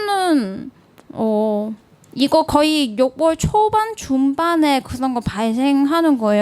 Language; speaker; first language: Korean; non-native, learner; Cantonese